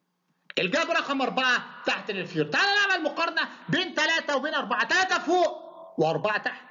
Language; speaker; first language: Arabic; native; Arabic